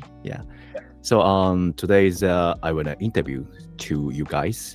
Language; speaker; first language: English; non-native, learner; Japanese